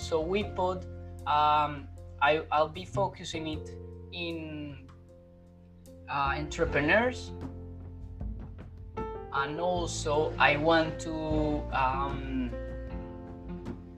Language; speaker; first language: English; non-native, fluent; Spanish